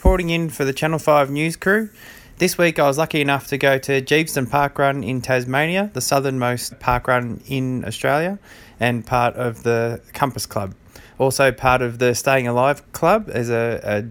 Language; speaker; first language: English; non-native, fluent; Russian